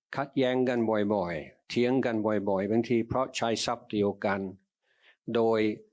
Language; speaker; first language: Thai; non-native, fluent; English